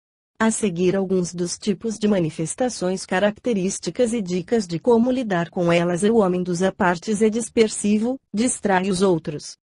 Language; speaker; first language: Portuguese; native; Portuguese